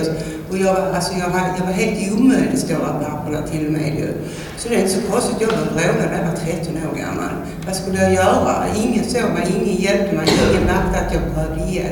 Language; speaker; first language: Swedish; native; Swedish